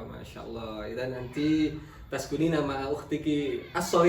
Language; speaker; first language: Arabic; non-native, learner; Indonesian